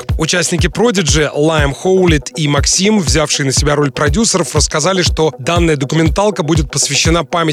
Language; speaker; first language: Russian; native; Russian